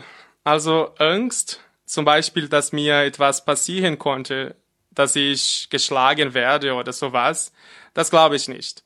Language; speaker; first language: German; non-native, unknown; Portuguese